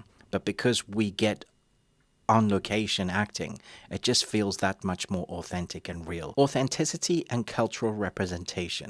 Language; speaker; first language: English; native; English